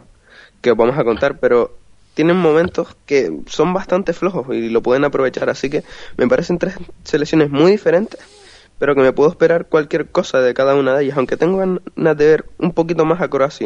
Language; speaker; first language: Spanish; native; Spanish